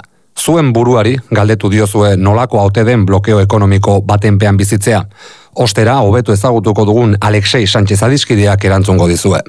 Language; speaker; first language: Basque; native; Basque